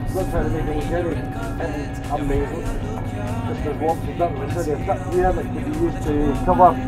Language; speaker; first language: English; native; English